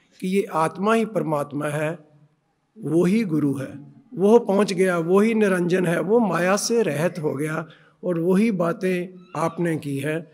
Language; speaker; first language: Hindi; non-native, local second language; Punjabi